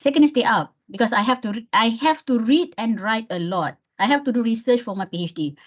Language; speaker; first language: English; non-native, local second language; Malay